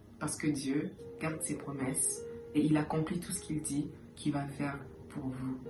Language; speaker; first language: French; early bilingual, heritage; French